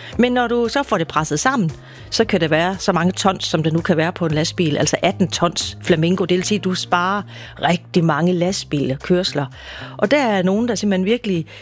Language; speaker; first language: Danish; native; Danish